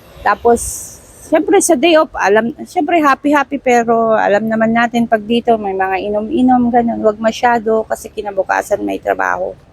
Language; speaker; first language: Filipino; non-native, local second language; Iloko